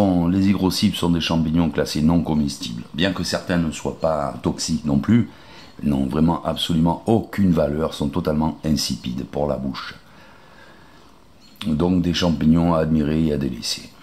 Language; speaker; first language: French; native; French